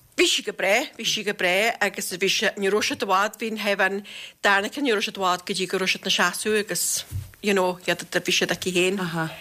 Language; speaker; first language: Irish; native; Irish